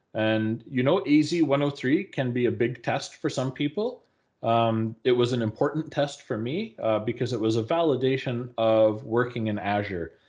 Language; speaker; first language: English; native; English